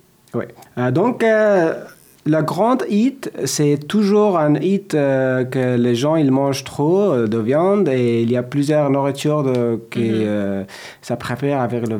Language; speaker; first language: French; non-native, learner; Persian